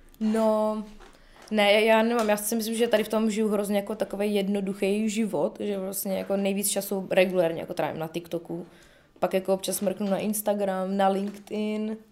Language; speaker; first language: Czech; early bilingual, other home language; Bulgarian